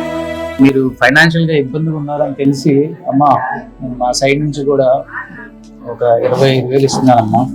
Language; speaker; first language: Telugu; native; Telugu